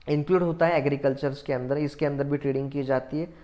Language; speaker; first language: Hindi; non-native, local second language; Marathi